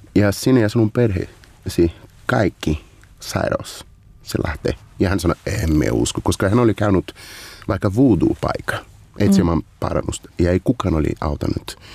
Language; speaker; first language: Finnish; non-native, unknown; Portuguese